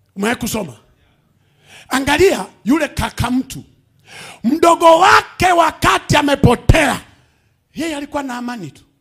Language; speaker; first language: Swahili; native; Swahili